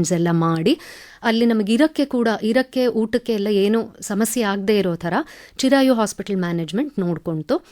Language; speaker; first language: Kannada; non-native, local second language; Tamil